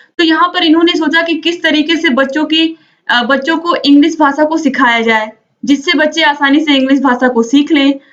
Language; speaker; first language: Hindi; native; Hindi